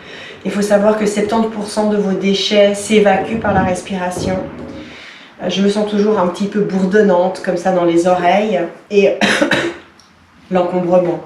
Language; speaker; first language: French; native; French